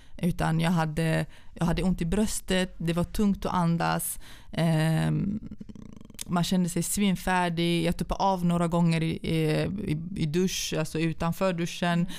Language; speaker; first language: Swedish; early bilingual, other home language; Central Kurdish